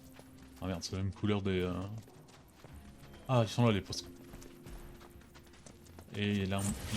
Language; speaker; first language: French; native; French